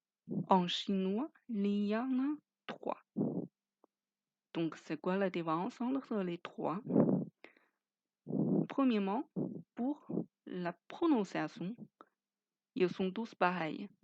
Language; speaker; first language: French; non-native, fluent; Chinese